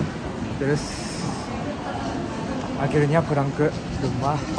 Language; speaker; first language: Indonesian; non-native, fluent; Japanese